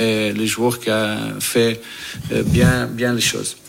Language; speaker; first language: French; non-native, fluent; Portuguese